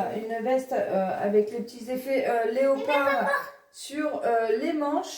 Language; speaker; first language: French; native; French